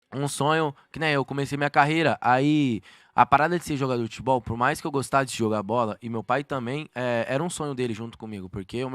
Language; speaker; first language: Portuguese; native; Portuguese